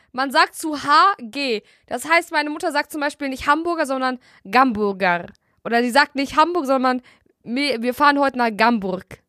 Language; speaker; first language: German; early bilingual, other home language; Russian